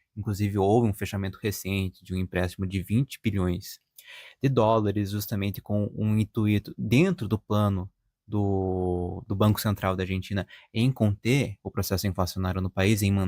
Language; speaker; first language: Portuguese; native; Portuguese